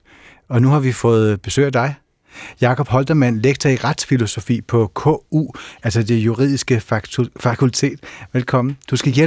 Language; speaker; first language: Danish; native; Danish